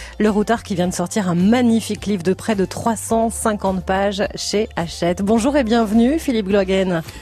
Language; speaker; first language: French; native; French